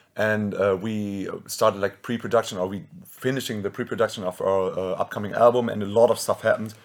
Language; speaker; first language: English; non-native, fluent; German